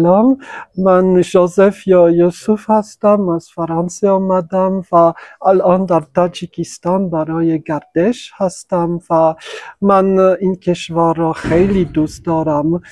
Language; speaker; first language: Persian; non-native, fluent; French